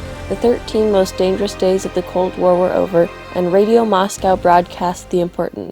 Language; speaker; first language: English; native; English